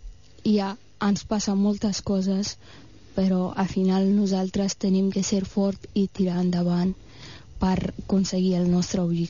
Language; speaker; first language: Catalan; non-native, fluent; Persian